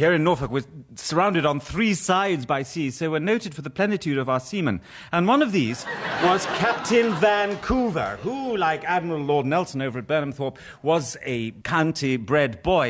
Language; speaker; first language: English; native; English